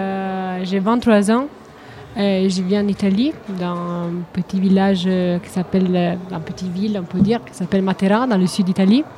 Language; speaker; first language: French; non-native, learner; Italian